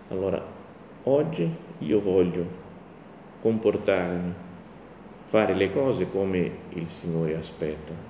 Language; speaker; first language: Italian; non-native, fluent; Portuguese